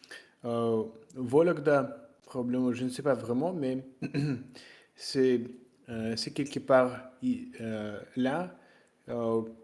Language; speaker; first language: French; non-native, learner; Russian